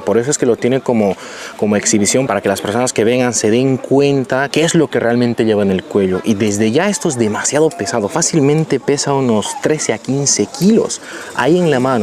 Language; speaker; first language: Spanish; native; Spanish